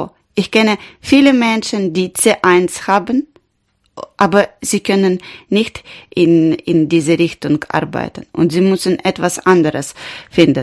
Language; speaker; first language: German; non-native, learner; Ukrainian